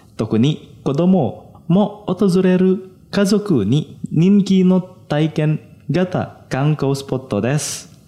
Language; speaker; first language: Japanese; non-native, fluent; Indonesian